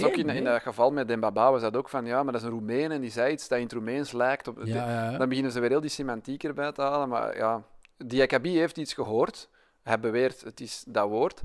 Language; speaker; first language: Dutch; native; Dutch